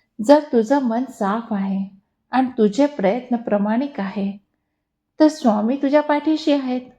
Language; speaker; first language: Marathi; non-native, local second language; Hindi